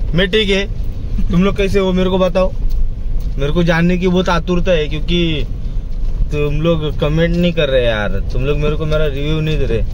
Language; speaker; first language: Hindi; non-native, local second language; Marathi